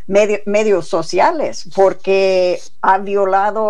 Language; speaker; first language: Spanish; non-native, fluent; English